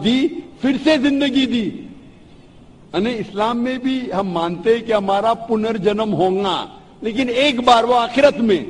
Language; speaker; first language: Hindi; non-native, local second language; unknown